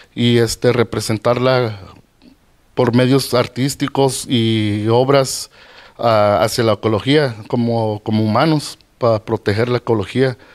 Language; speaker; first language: Spanish; early bilingual, heritage; Spanish